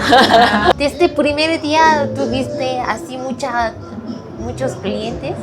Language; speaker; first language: Spanish; non-native, fluent; Korean